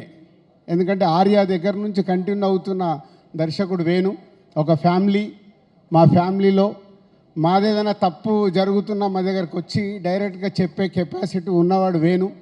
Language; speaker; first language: Telugu; native; Telugu